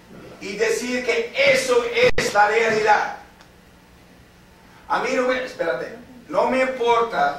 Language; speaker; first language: Spanish; non-native, fluent; English